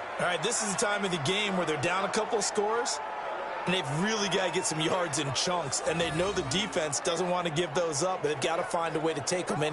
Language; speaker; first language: English; native; English